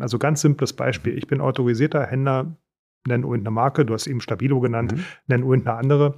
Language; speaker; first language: German; native; German